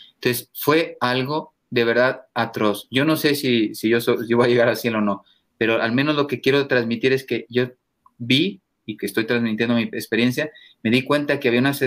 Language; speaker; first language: Spanish; native; Spanish